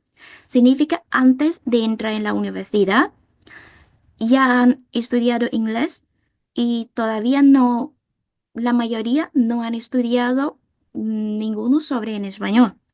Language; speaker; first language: Spanish; non-native, fluent; Vietnamese